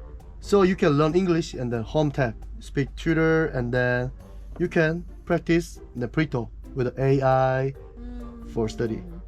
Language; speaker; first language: English; non-native, learner; Korean